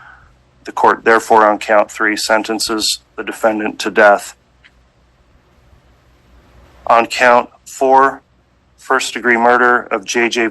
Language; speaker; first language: English; native; English